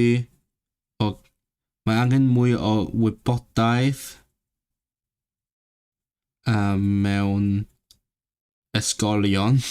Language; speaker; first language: Welsh; non-native, learner; Cantonese